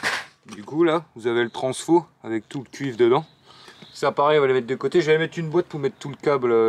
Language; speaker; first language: French; native; French